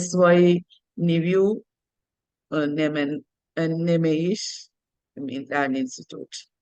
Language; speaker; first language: German; non-native, learner; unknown